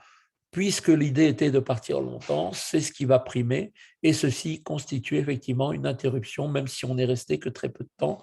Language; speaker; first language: French; native; French